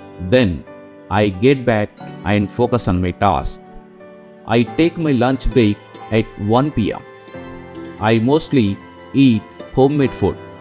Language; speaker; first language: English; non-native, local second language; Telugu